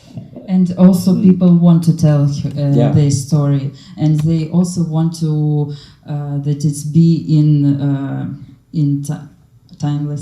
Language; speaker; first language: English; non-native, learner; Ukrainian